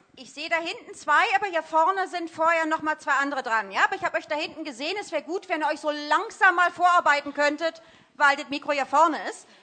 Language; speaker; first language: German; native; German